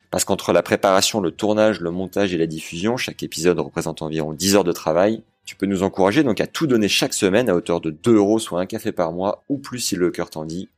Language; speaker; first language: French; native; French